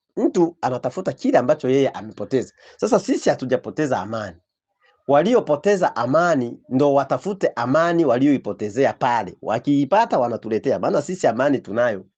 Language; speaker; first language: Swahili; native; Swahili